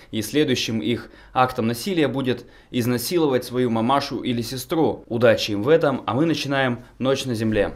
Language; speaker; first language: Russian; native; Russian